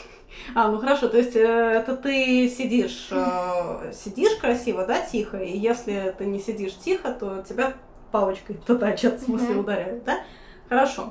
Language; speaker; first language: Russian; native; Russian